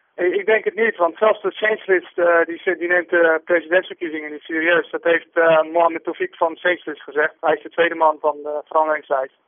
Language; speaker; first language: Dutch; native; Dutch